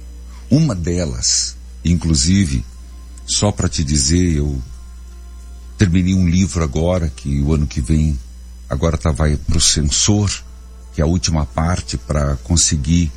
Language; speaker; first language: Portuguese; native; Portuguese